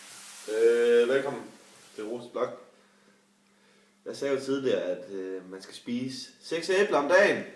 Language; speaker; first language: Danish; native; Danish